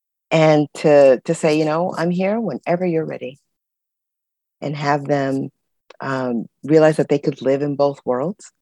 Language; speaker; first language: English; early bilingual, other home language; Spanish